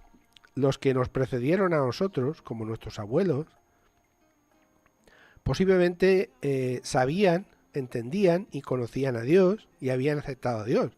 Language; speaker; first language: Spanish; native; Spanish